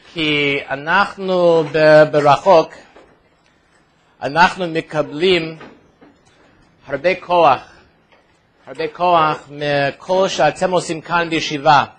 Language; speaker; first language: Hebrew; non-native, fluent; English